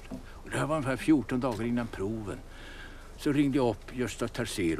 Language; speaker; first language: Swedish; native; Swedish